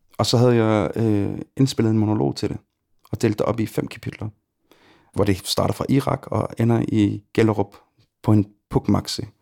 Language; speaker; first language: Danish; early bilingual, other home language; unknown